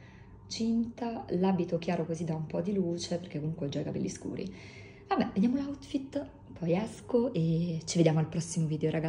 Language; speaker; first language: Italian; native; Italian